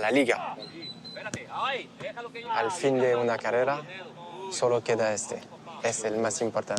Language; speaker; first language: Spanish; non-native, learner; French